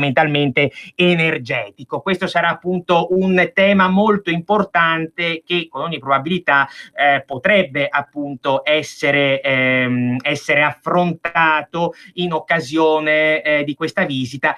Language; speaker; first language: Italian; native; Italian